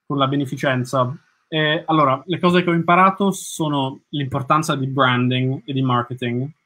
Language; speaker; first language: Italian; early bilingual, heritage; Italian